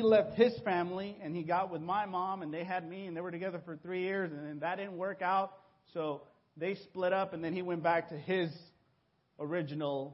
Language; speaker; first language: English; early bilingual, other home language; Spanish